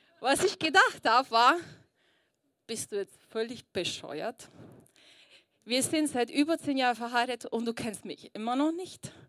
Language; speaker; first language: German; early bilingual, other home language; Italian